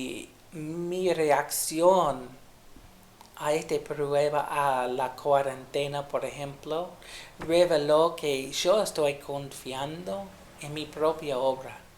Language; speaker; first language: Spanish; non-native, fluent; English